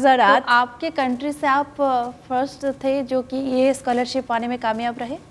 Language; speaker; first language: Hindi; non-native, local second language; Odia